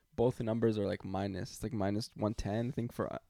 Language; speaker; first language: English; native; English